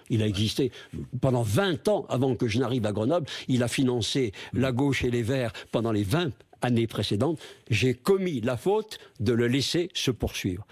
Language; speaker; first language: French; native; French